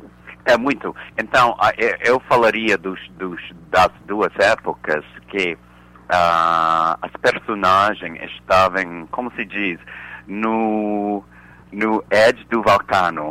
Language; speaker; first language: Portuguese; non-native, fluent; English